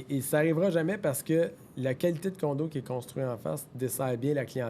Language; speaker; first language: French; native; French